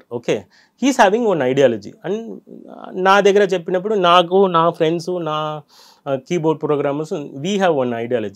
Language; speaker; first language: Telugu; non-native, fluent; Tamil